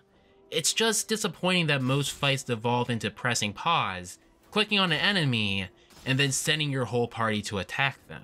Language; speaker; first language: English; native; English